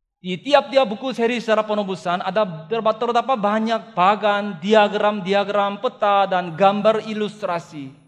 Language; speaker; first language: Indonesian; non-native, fluent; Korean